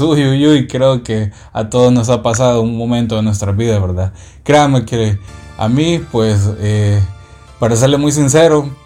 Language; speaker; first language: Spanish; native; Spanish